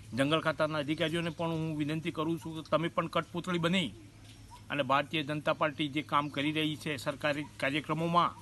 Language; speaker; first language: Gujarati; native; Gujarati